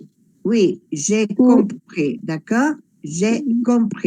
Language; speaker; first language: French; non-native, fluent; Spanish